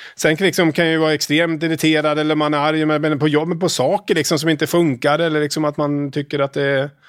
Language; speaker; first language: Swedish; native; Swedish